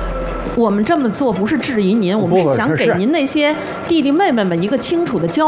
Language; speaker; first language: Chinese; native; Chinese